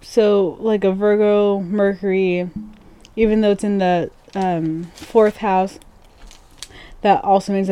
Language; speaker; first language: English; native; English